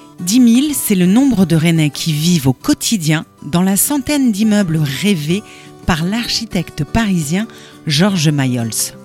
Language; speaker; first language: French; native; French